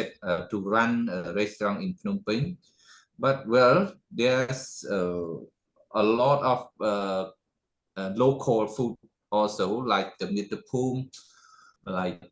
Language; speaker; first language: English; non-native, learner; Khmer